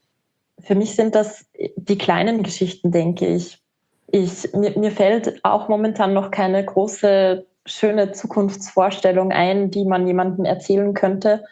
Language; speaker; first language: German; native; German